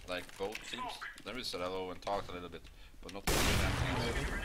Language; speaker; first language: English; non-native, fluent; Swedish